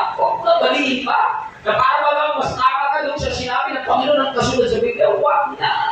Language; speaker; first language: Filipino; non-native, local second language; Cebuano